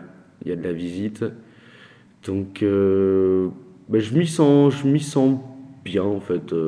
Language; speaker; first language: French; native; French